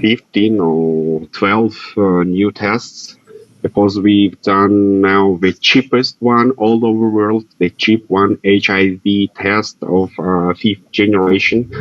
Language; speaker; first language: English; non-native, fluent; Russian